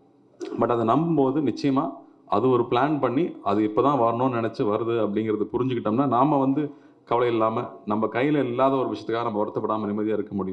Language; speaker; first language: Tamil; native; Tamil